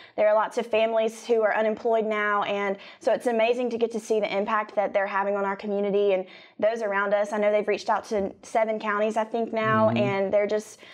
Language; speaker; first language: English; native; English